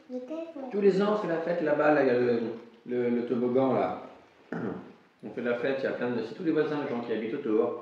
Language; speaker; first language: French; native; French